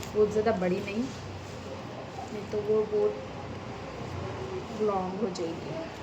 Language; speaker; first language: Hindi; non-native, local second language; Marathi